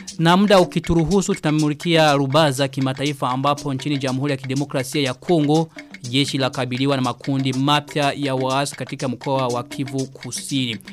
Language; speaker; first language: Swahili; non-native, local second language; Rundi